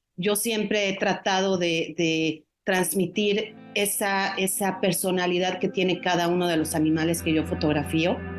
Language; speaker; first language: Spanish; native; Spanish